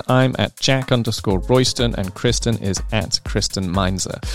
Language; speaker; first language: English; native; English